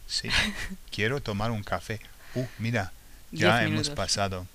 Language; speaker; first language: Spanish; non-native, fluent; English